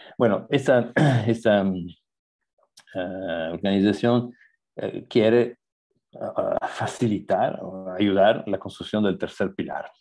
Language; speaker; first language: Spanish; non-native, fluent; Italian